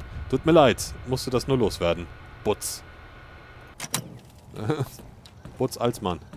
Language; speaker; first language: German; native; German